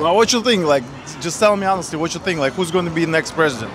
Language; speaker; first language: English; non-native, fluent; Russian